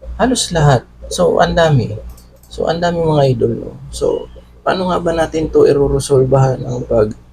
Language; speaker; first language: Filipino; non-native, local second language; Bikol